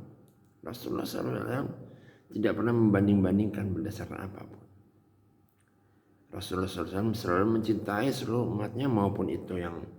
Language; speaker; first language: Indonesian; native; Indonesian